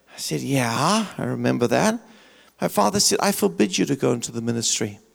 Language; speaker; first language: English; native; English